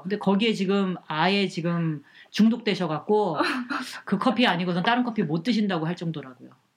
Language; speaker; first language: Korean; native; Korean